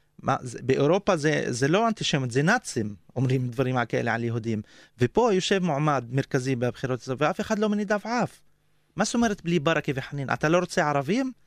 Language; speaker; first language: Hebrew; non-native, local second language; Arabic